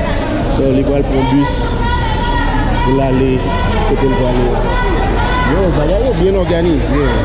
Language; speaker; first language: Spanish; non-native, learner; Haitian Creole